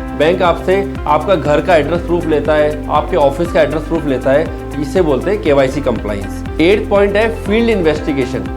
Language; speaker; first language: Hindi; native; Hindi